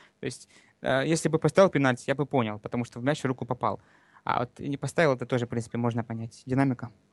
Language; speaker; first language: Russian; native; Russian